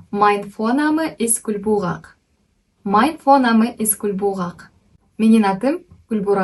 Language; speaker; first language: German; non-native, fluent; Kyrgyz